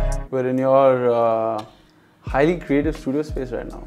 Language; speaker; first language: English; non-native, local second language; Hindi